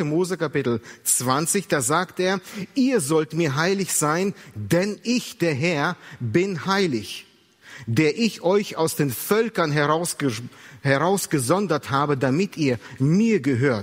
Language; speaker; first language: German; native; German